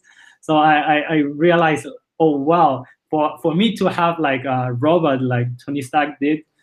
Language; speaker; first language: English; early bilingual, other home language; Spanish